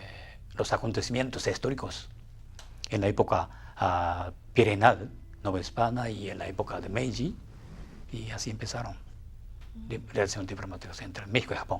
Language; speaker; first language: Spanish; non-native, fluent; Japanese